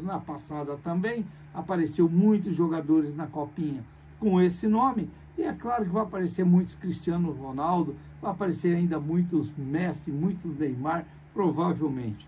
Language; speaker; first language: Portuguese; native; Portuguese